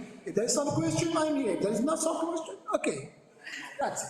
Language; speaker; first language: English; non-native, learner; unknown